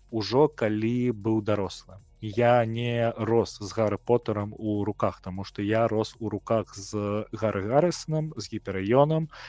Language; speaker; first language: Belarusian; non-native, local second language; Russian